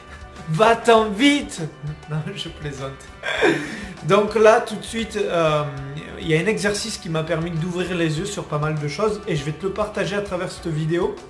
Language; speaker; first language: French; native; French